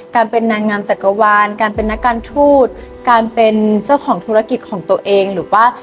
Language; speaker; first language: Thai; native; Thai